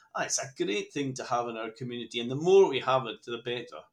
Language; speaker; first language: English; native; English